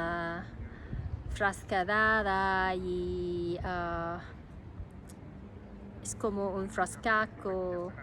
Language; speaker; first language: Spanish; non-native, learner; Cantonese